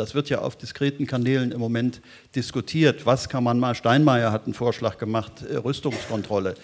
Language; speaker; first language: German; native; German